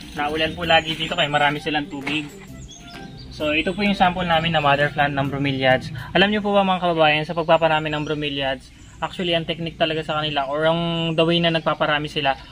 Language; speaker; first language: Filipino; non-native, local second language; Pampanga